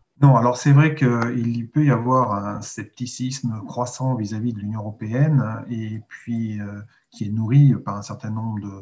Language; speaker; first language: French; native; French